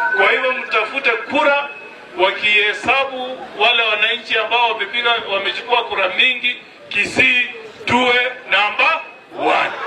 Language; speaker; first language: Swahili; non-native, local second language; Gusii